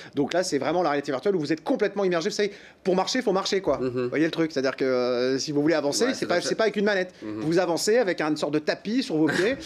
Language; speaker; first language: French; native; French